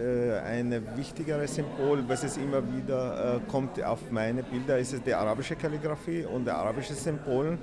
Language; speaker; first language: German; non-native, fluent; Arabic